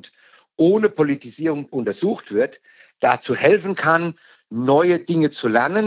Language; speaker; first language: German; native; German